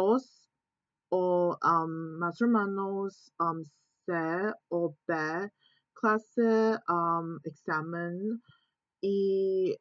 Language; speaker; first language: Spanish; non-native, learner; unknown